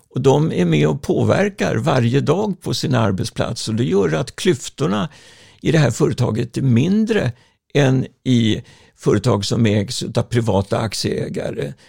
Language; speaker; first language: Swedish; native; Swedish